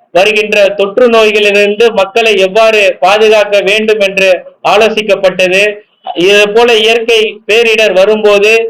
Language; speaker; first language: Tamil; native; Tamil